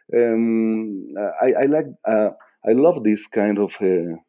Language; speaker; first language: English; non-native, fluent; Spanish